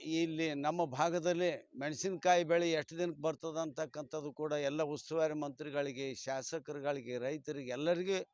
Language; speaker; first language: Kannada; native; Kannada